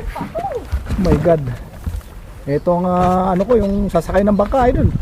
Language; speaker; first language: Filipino; native; Filipino